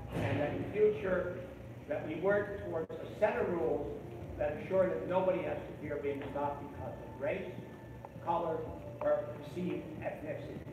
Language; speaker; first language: English; native; English